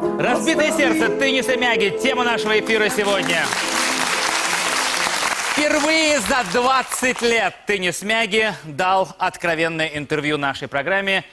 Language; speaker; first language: Russian; native; Russian